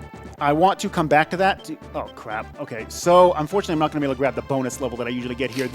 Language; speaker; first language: English; native; English